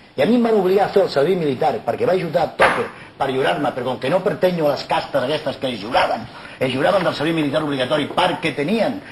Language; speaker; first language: Catalan; non-native, local second language; Spanish